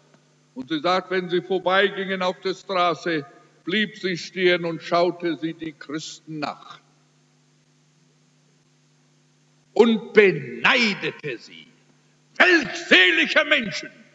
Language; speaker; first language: German; early bilingual, heritage; German